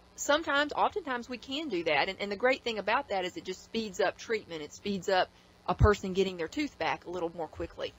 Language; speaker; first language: English; native; English